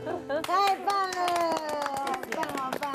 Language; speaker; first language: Chinese; native; Chinese